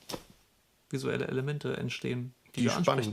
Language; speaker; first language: German; native; German